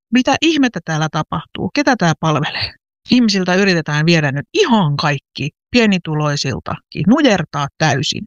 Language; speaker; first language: Finnish; native; Finnish